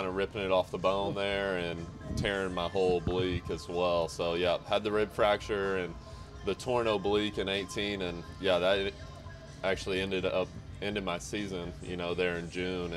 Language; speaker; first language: English; native; English